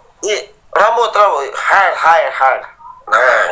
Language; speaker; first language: Indonesian; non-native, local second language; Sundanese